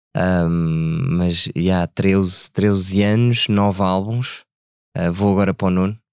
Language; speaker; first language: Portuguese; early bilingual, other home language; French